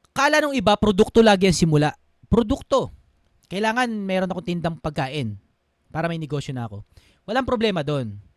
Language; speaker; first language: Filipino; native; Filipino